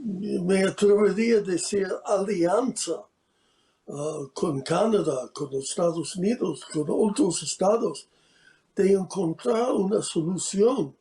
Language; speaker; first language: Spanish; non-native, fluent; English